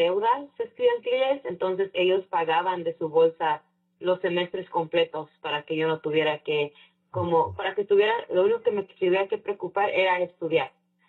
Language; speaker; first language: Spanish; native; Spanish